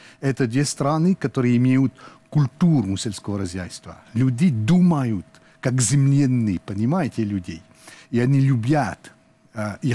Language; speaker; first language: Russian; non-native, learner; French